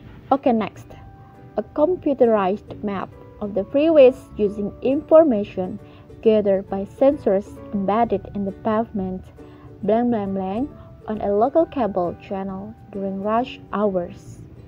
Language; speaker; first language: English; non-native, fluent; Indonesian